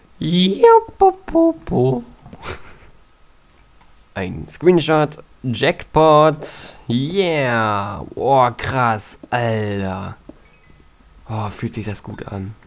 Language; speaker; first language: German; native; German